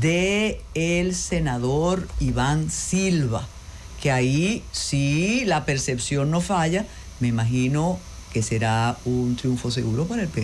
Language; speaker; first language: Spanish; native; Spanish